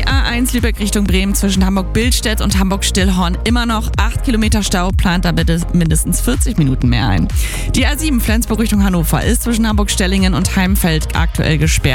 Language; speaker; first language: German; native; German